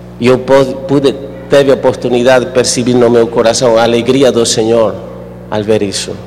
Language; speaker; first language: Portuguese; non-native, fluent; Spanish